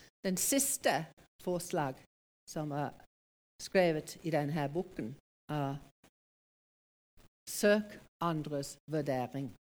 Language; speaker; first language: Norwegian; non-native, fluent; English